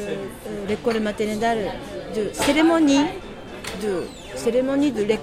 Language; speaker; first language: French; non-native, learner; Japanese